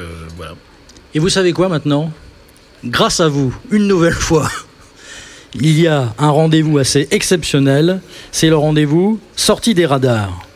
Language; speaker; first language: French; native; French